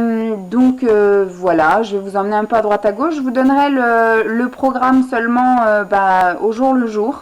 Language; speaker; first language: French; native; French